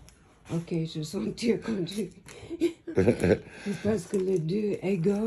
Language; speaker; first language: French; non-native, fluent; English